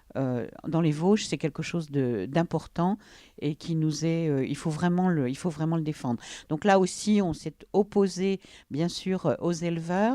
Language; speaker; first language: French; native; French